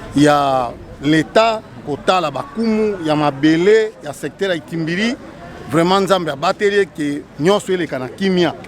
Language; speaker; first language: Lingala; native; Lingala